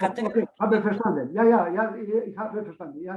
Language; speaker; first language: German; non-native, fluent; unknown